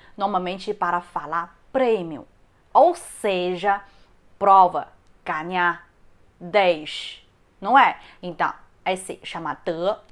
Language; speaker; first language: Portuguese; non-native, learner; Chinese